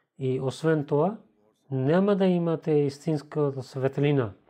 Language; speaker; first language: Bulgarian; non-native, learner; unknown